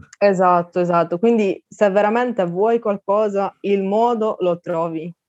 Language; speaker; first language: Italian; non-native, fluent; Russian